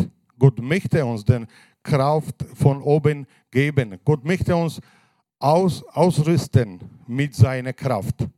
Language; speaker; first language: German; non-native, fluent; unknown